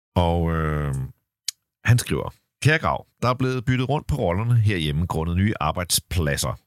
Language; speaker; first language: Danish; native; Danish